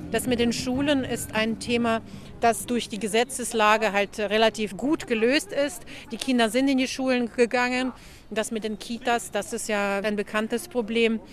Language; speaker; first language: German; non-native, fluent; Ukrainian